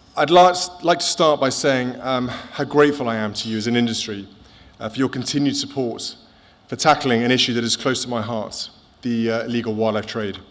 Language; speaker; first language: English; native; English